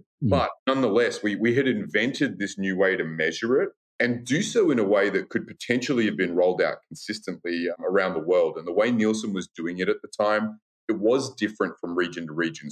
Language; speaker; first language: English; native; English